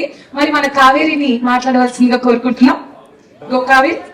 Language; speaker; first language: Telugu; native; Telugu